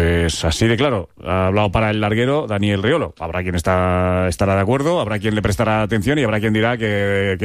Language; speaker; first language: Spanish; native; Spanish